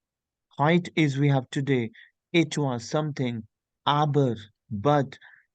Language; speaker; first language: German; non-native, learner; Hindi